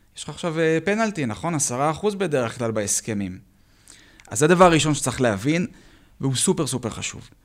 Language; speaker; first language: Hebrew; native; Hebrew